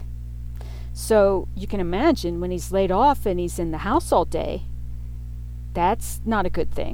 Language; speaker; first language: English; native; English